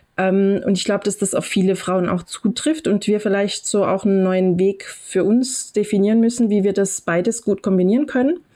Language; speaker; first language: German; native; German